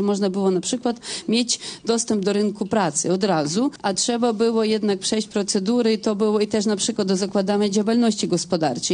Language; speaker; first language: Polish; non-native, fluent; Ukrainian